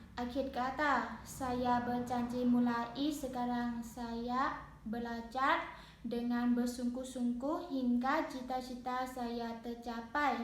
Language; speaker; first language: Malay; non-native, learner; Thai